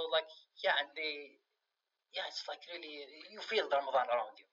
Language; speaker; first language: English; non-native, fluent; Arabic